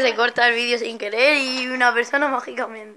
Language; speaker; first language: Spanish; native; Spanish